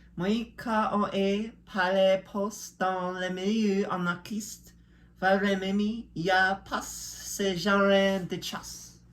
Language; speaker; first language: French; non-native, learner; English